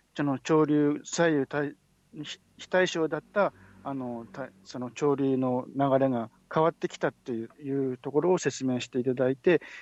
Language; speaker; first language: Japanese; native; Japanese